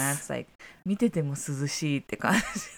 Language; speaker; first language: Japanese; native; Japanese